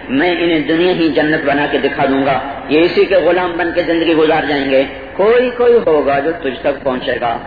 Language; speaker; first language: Urdu; non-native, local second language; Punjabi